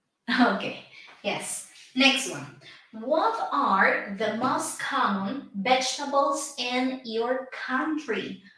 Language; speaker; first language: English; non-native, fluent; Spanish